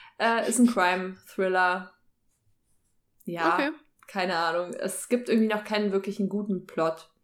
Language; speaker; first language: German; native; German